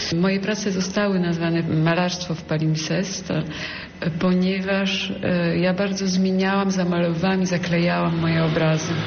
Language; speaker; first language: Polish; early bilingual, heritage; Polish